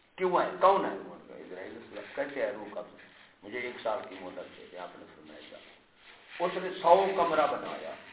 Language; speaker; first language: Urdu; non-native, local second language; Punjabi